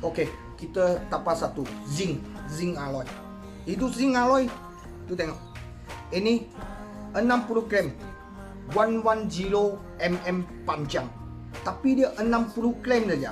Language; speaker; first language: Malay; non-native, local second language; Chinese